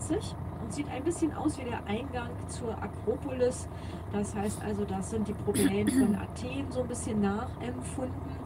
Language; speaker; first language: German; native; German